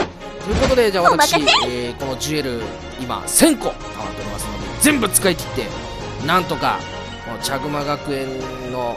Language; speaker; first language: Japanese; native; Japanese